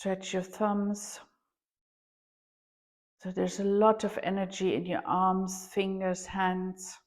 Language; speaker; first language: English; non-native, fluent; German